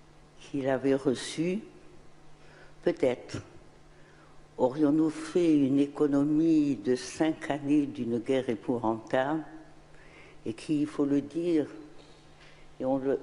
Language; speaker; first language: French; non-native, local second language; Arabic